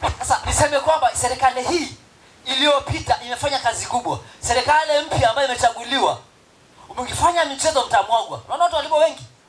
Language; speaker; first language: Swahili; non-native, local second language; Masai